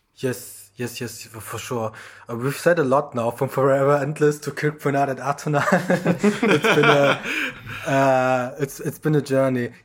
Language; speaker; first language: English; non-native, fluent; German